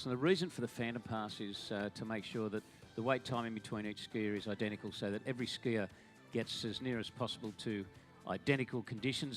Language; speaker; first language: English; native; English